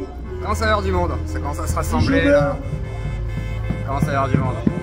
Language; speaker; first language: French; native; French